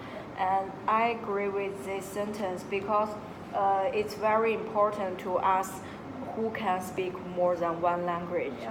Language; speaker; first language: English; non-native, local second language; Chinese